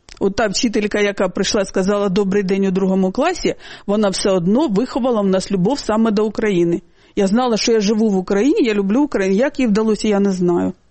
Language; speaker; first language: Ukrainian; non-native, local second language; Russian